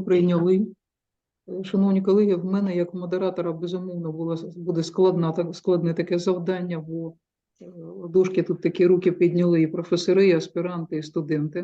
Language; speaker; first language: Ukrainian; native; Ukrainian